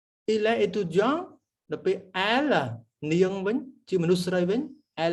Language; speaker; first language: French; non-native, fluent; Khmer